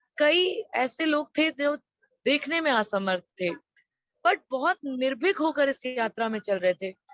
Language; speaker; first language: Hindi; native; Hindi